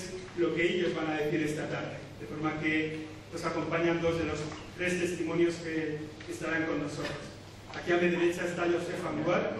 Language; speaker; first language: Spanish; native; Spanish